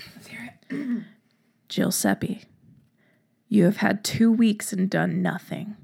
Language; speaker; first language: English; native; English